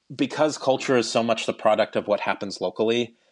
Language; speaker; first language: English; native; English